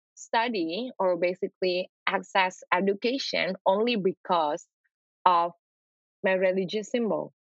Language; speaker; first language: English; non-native, fluent; Indonesian